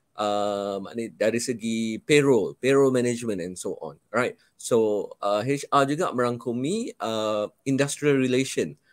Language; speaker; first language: Malay; native; Malay